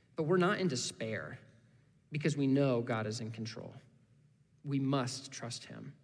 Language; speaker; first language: English; native; English